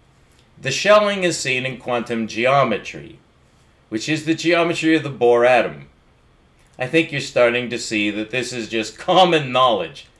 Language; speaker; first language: English; native; English